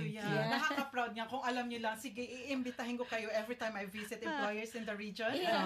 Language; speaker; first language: English; non-native, local second language; Hiligaynon